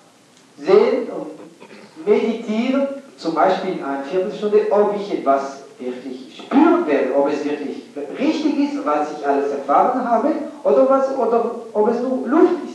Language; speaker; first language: German; non-native, fluent; English